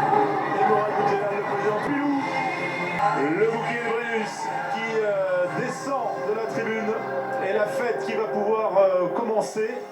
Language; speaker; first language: French; native; French